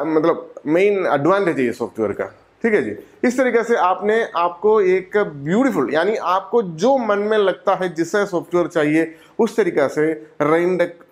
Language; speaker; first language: Hindi; non-native, local second language; Malayalam